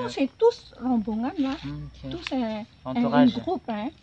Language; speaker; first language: French; non-native, local second language; Javanese